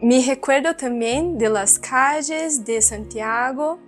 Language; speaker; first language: Spanish; non-native, learner; Portuguese